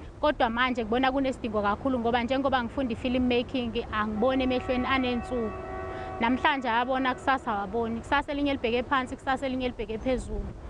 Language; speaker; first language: Zulu; native; Zulu